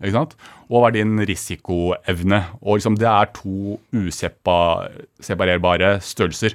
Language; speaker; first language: Norwegian; early bilingual, other home language; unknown